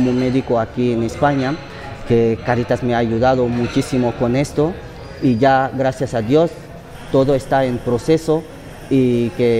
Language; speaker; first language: Spanish; non-native, fluent; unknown